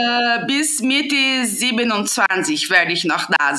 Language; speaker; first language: German; non-native, fluent; Portuguese